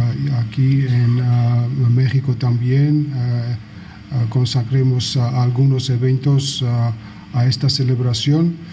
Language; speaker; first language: Spanish; non-native, fluent; Georgian